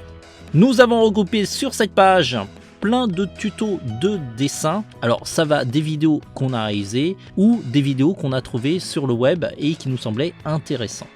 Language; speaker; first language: French; native; French